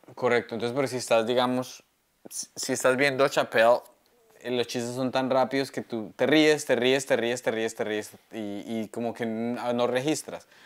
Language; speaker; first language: Spanish; native; Spanish